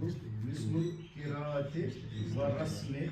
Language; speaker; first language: Arabic; non-native, learner; Kashmiri